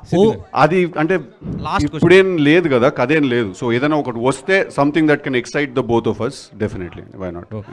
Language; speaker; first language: Telugu; native; Telugu